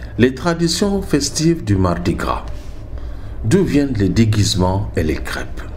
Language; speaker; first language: French; non-native, local second language; Wolof